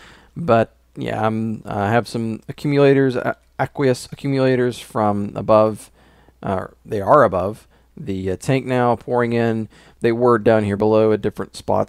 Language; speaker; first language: English; native; English